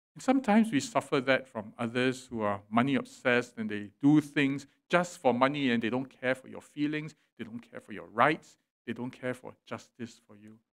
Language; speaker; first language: English; native; English